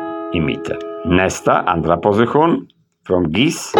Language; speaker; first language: Swedish; non-native, learner; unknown